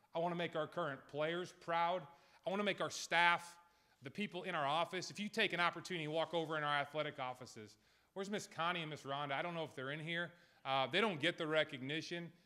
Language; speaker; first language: English; native; English